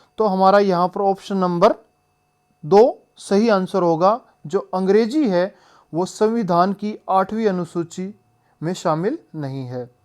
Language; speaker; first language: Hindi; native; Hindi